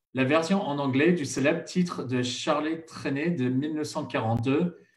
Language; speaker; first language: French; non-native, fluent; English